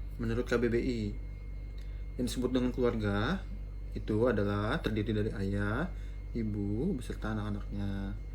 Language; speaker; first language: Indonesian; native; Indonesian